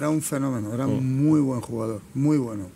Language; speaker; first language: Spanish; native; Spanish